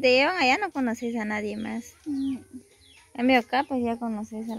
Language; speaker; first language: Spanish; native; Spanish